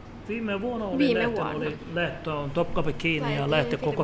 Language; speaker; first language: Finnish; non-native, learner; Turkish